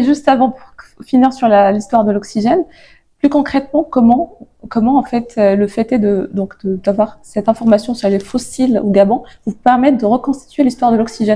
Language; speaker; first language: French; native; French